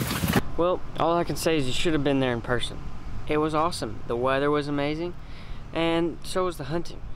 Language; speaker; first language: English; native; English